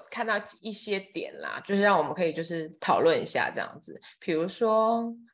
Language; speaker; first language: Chinese; non-native, fluent; Thai